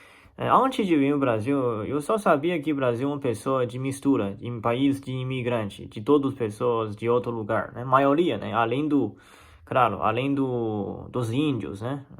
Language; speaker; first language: Portuguese; non-native, fluent; Chinese